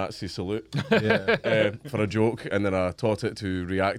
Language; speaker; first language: English; native; English